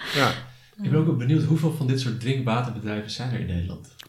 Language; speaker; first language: Dutch; early bilingual, other home language; Arabic